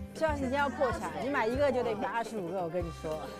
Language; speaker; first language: Chinese; native; Chinese